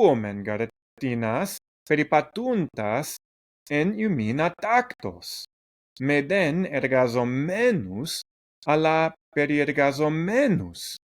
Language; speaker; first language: Greek; non-native, fluent; English